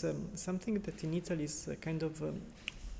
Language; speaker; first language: English; non-native, fluent; Italian